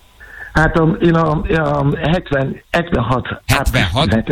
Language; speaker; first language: Hungarian; non-native, fluent; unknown